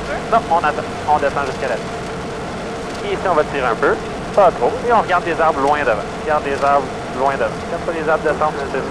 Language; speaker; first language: French; native; French